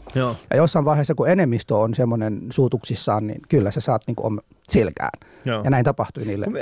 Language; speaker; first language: Finnish; non-native, fluent; Somali